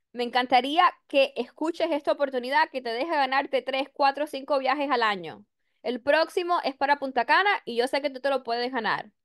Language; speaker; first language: Spanish; early bilingual, heritage; Spanish